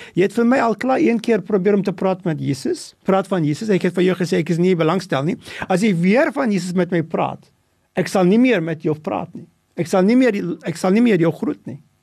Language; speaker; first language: Afrikaans; non-native, local second language; English